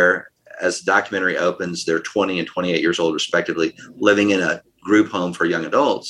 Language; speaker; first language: English; native; English